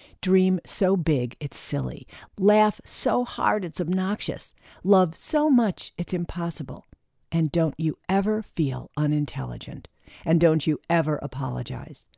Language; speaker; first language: English; native; English